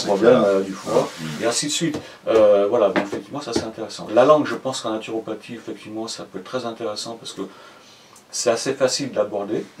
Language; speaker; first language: French; native; French